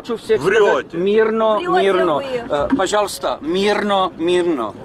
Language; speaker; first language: Russian; non-native, learner; Czech